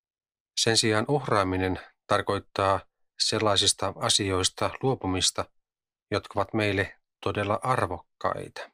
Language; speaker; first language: Finnish; native; Finnish